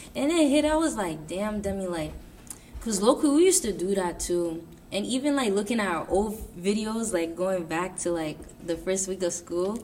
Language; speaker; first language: English; native; English